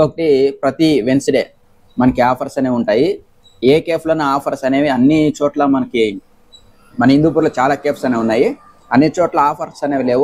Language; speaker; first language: Telugu; native; Telugu